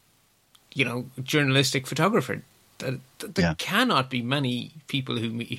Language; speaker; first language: English; native; English